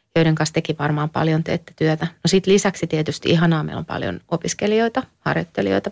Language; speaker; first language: Finnish; native; Finnish